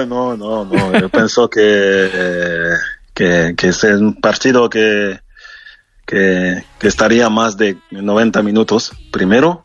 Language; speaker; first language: Spanish; non-native, learner; French